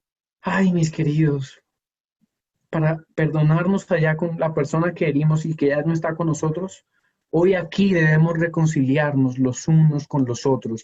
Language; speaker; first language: Spanish; native; Spanish